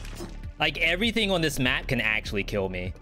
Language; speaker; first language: English; native; English